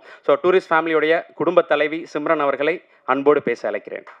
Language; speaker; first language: Tamil; native; Tamil